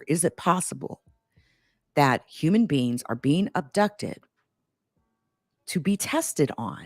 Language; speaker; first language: English; native; English